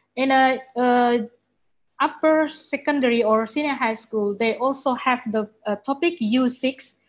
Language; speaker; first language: English; non-native, fluent; Indonesian